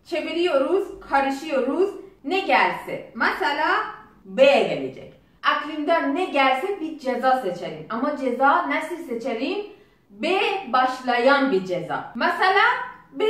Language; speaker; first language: Turkish; non-native, learner; Azerbaijani